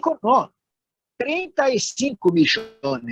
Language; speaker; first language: Spanish; non-native, fluent; Portuguese